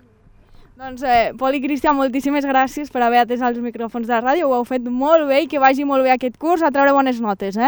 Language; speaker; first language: Catalan; native; Catalan